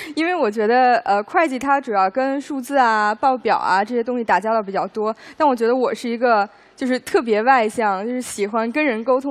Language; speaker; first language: Chinese; native; Chinese